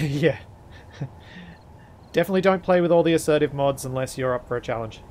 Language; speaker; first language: English; native; English